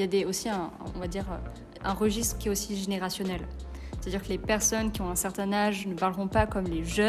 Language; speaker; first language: French; native; French